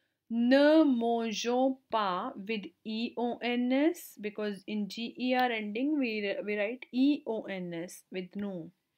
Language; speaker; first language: English; non-native, local second language; Hindi